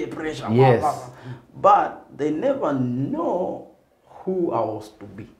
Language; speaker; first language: English; non-native, local second language; Nyanja